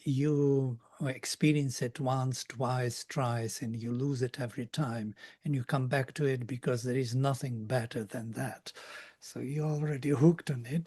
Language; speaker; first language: English; non-native, fluent; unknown